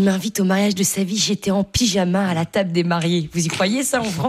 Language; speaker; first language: French; native; French